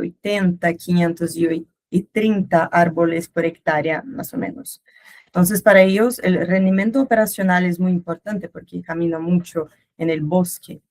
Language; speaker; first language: Spanish; non-native, learner; Portuguese